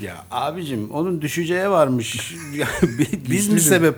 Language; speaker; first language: Turkish; native; Turkish